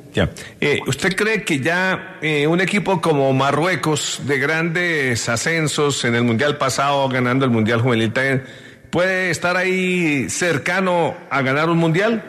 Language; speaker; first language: Spanish; native; Spanish